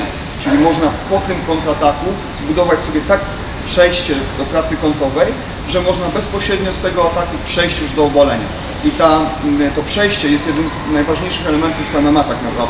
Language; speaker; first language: Polish; native; Polish